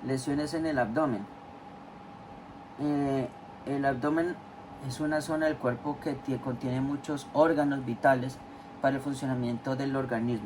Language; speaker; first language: Spanish; native; Spanish